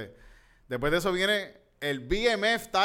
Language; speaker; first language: Spanish; native; Spanish